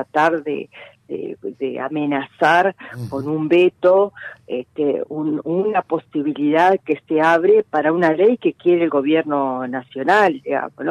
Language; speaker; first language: Spanish; native; Spanish